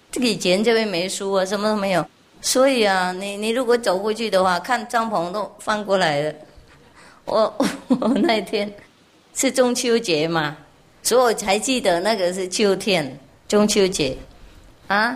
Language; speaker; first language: Chinese; non-native, fluent; Vietnamese